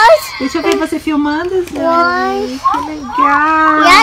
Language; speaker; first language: Portuguese; native; Portuguese